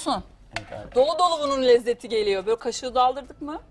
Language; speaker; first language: Turkish; native; Turkish